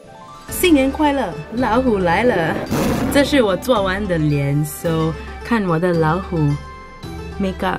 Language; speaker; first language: Chinese; non-native, local second language; English